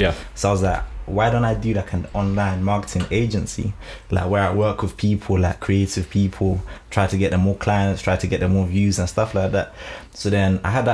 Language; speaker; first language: English; early bilingual, other home language; Shona